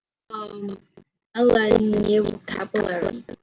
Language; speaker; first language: English; non-native, learner; Vietnamese